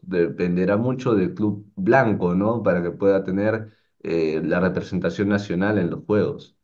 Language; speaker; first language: Spanish; native; Spanish